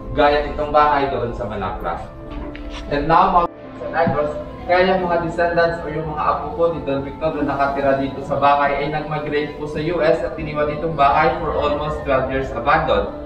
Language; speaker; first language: Filipino; non-native, local second language; Hiligaynon